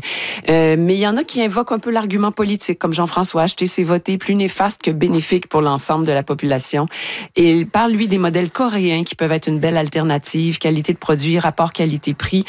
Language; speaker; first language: French; native; French